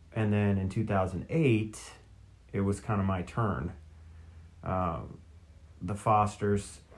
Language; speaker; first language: English; native; English